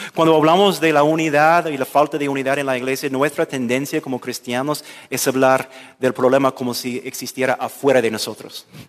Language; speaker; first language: Spanish; non-native, fluent; English